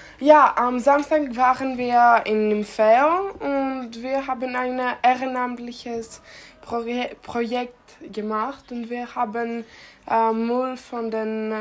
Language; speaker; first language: German; non-native, learner; Greek